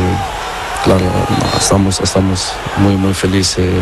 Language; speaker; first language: Spanish; non-native, learner; Portuguese